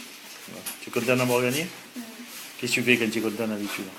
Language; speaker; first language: French; native; French